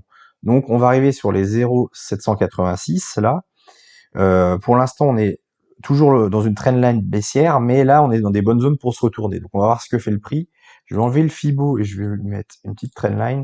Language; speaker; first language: French; native; French